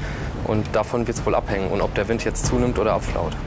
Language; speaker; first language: German; native; German